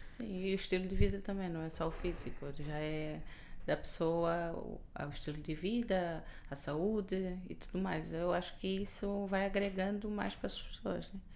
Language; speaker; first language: Portuguese; non-native, local second language; Kabuverdianu